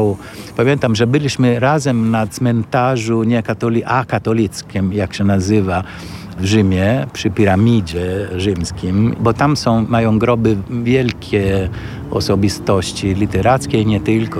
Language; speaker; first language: Polish; non-native, fluent; Italian